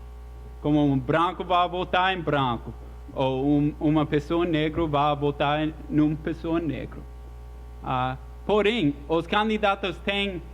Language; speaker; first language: Portuguese; non-native, fluent; English